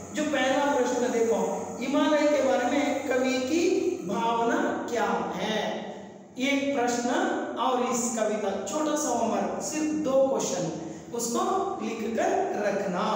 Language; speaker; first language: Hindi; non-native, local second language; Kannada